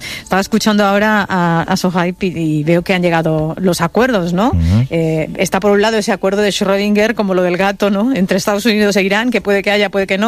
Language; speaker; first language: Spanish; native; Spanish